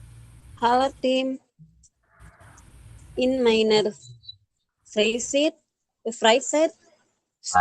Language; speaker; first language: German; non-native, learner; Indonesian